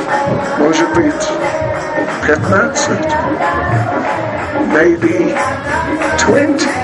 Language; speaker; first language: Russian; non-native, learner; English